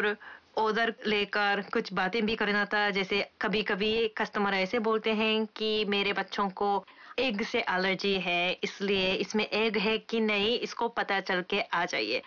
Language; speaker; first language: Hindi; non-native, fluent; Japanese